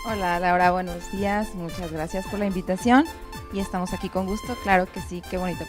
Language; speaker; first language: Spanish; native; Spanish